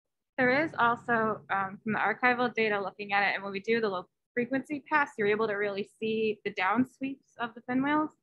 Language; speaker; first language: English; native; English